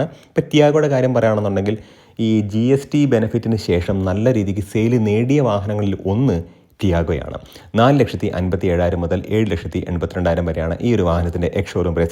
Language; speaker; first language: Malayalam; native; Malayalam